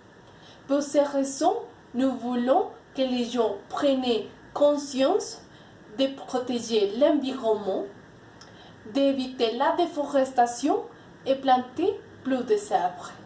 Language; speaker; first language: French; non-native, learner; Spanish